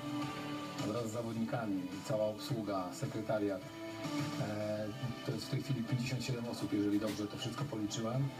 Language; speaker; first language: Polish; native; Polish